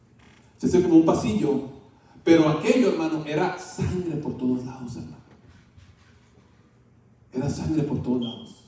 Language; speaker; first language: Spanish; native; Spanish